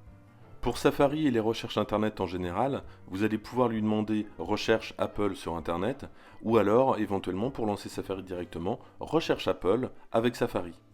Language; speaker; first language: French; native; French